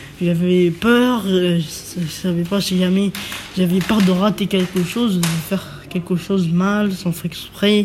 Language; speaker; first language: French; non-native, learner; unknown